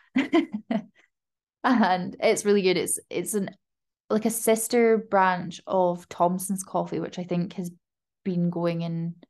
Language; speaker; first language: English; native; English